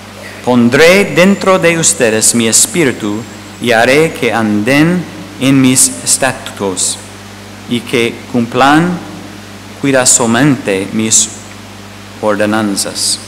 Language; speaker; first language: Spanish; non-native, fluent; English